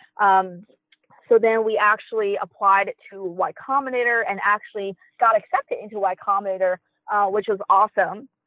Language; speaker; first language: English; early bilingual, other home language; Chinese